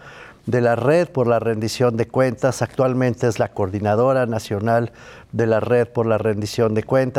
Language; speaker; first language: Spanish; native; Spanish